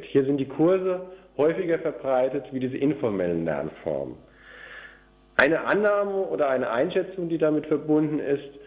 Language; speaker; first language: German; native; German